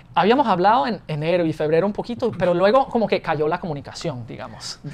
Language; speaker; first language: Spanish; non-native, fluent; English